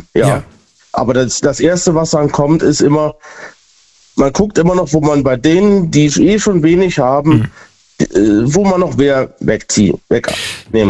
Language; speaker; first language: German; native; German